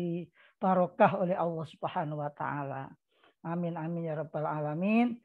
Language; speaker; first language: Indonesian; native; Indonesian